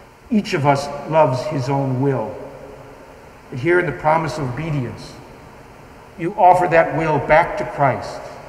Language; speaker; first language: English; native; English